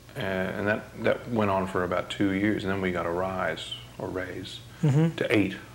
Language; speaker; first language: English; native; English